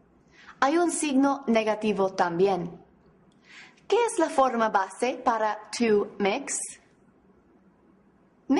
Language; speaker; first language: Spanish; non-native, fluent; English